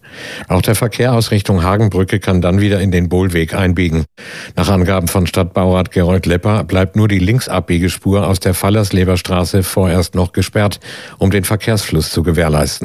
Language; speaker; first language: German; native; German